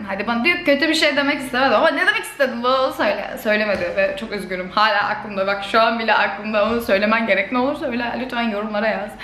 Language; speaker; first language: Turkish; native; Turkish